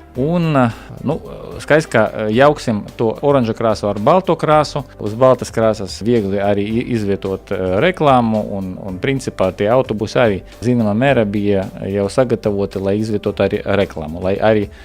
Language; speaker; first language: Latvian; non-native, local second language; Russian